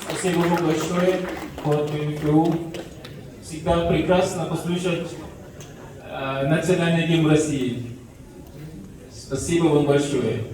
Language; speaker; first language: Russian; non-native, fluent; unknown